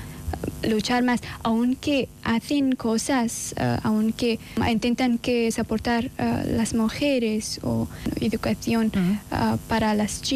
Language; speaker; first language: Spanish; non-native, learner; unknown